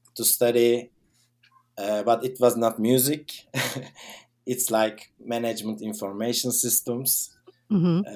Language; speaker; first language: English; non-native, fluent; Turkish